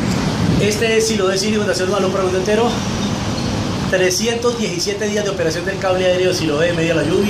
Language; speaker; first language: Spanish; native; Spanish